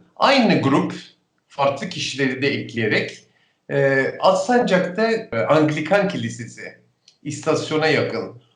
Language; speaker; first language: Turkish; native; Turkish